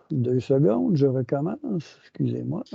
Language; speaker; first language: French; native; French